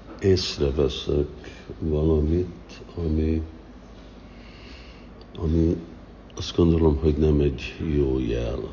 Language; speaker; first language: Hungarian; early bilingual, heritage; Hungarian